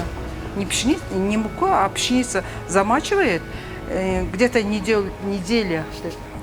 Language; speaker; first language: Russian; non-native, learner; Azerbaijani